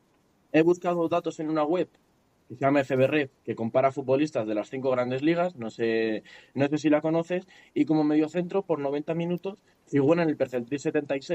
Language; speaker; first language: Spanish; native; Spanish